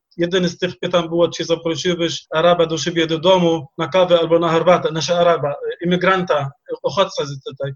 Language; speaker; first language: Polish; non-native, fluent; Arabic